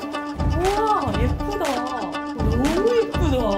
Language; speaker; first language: Korean; non-native, fluent; Japanese